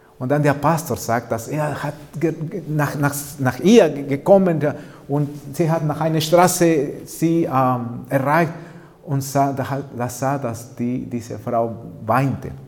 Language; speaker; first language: German; non-native, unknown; Spanish